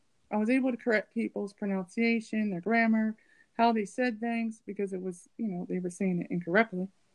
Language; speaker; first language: English; native; English